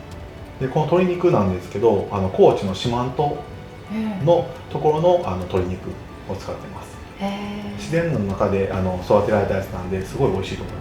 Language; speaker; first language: Japanese; native; Japanese